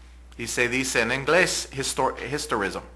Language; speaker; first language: Spanish; non-native, fluent; English